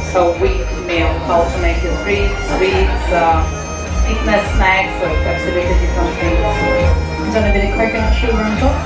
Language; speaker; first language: English; non-native, fluent; Russian